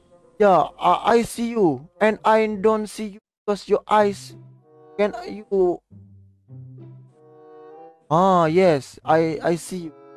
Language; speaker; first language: English; non-native, learner; Malay